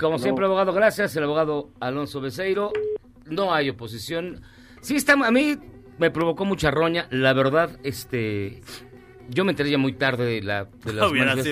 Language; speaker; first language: Spanish; native; Spanish